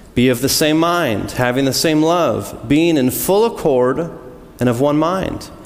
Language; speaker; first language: English; native; English